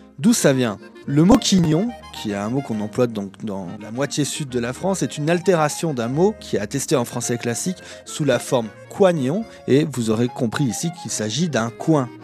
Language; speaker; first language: French; native; French